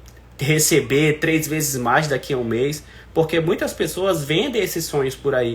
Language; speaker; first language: Portuguese; native; Portuguese